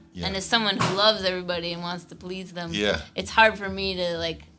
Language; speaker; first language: English; native; English